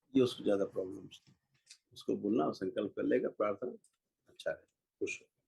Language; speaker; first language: Hindi; native; Hindi